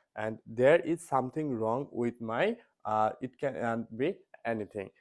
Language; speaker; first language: English; non-native, local second language; Bangla